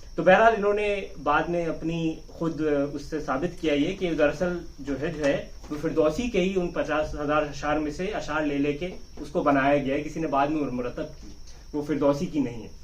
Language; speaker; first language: Urdu; native; Urdu